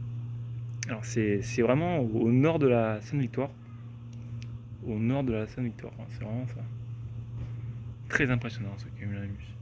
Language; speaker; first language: French; native; French